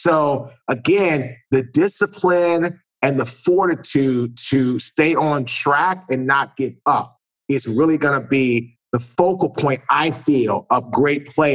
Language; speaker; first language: English; native; English